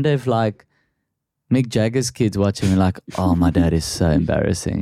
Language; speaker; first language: English; non-native, local second language; Afrikaans